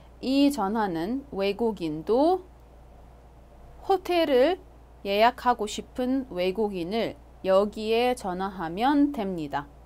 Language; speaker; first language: Korean; non-native, fluent; Arabic